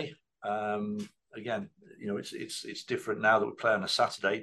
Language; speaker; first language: English; native; English